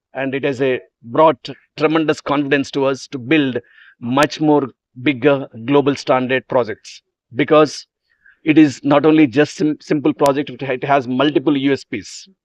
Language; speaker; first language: English; non-native, local second language; Telugu